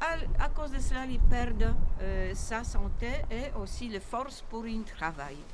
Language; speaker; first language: French; non-native, learner; Polish